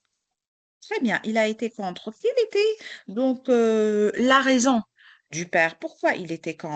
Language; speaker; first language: French; non-native, local second language; Arabic